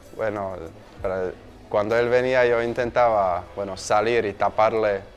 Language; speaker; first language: Spanish; non-native, fluent; Slovak